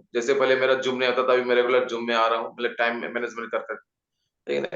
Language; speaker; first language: Hindi; non-native, local second language; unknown